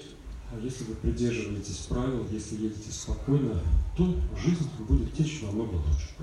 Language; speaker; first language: Russian; native; Russian